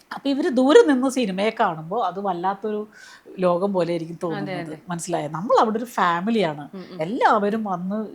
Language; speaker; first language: Malayalam; native; Malayalam